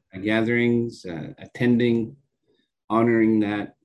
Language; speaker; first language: English; native; English